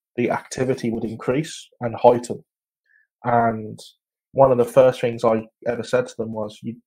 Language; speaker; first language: English; native; English